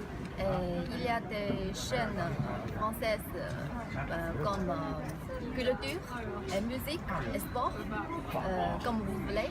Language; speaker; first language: French; non-native, learner; Chinese